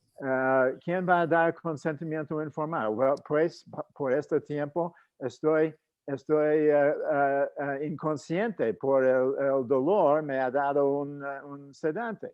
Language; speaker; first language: Spanish; non-native, fluent; English